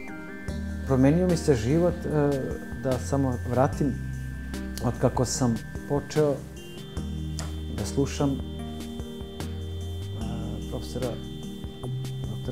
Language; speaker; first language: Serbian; early bilingual, other home language; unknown